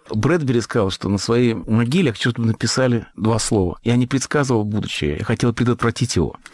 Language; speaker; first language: Russian; native; Russian